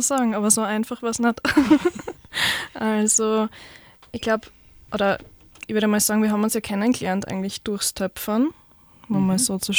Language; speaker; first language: German; native; German